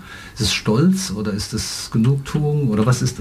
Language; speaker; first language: German; native; German